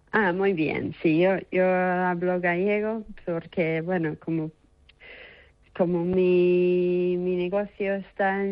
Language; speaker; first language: Spanish; non-native, fluent; English